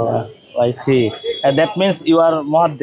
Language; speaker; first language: English; non-native, learner; Bangla